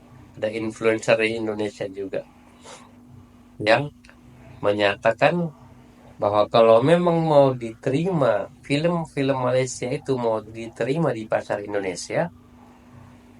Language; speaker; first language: Indonesian; native; Indonesian